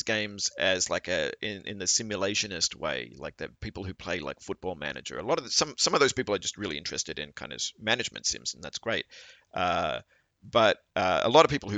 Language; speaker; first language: English; native; English